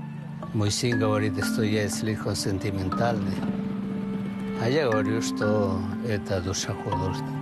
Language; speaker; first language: Russian; non-native, fluent; Chinese